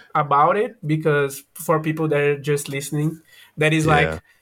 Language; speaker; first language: English; non-native, learner; Portuguese